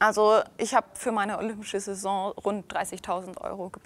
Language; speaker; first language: German; native; German